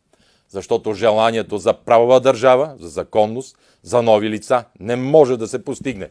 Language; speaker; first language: Bulgarian; native; Bulgarian